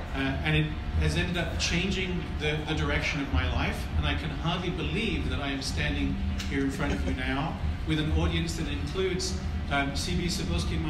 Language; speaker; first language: English; native; English